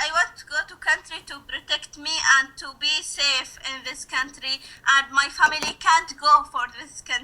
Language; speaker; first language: English; non-native, learner; Arabic